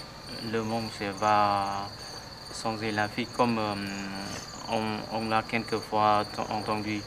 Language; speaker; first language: French; non-native, learner; Vietnamese